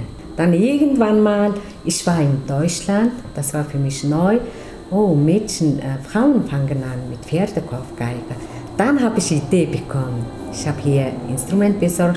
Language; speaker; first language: German; non-native, fluent; Mongolian